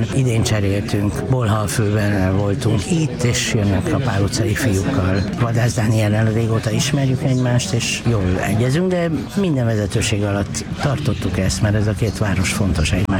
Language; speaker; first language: Hungarian; native; Hungarian